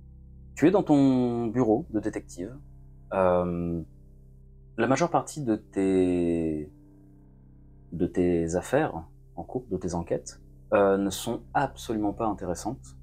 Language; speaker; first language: French; native; French